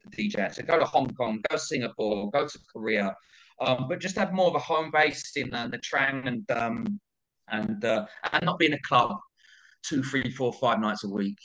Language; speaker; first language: English; native; English